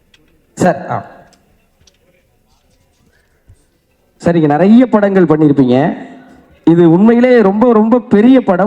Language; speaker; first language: Tamil; native; Tamil